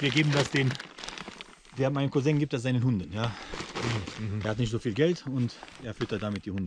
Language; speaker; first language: German; early bilingual, heritage; Bosnian